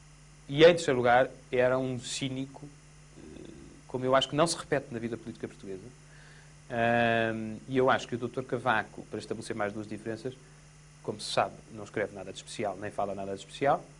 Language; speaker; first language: Portuguese; native; Portuguese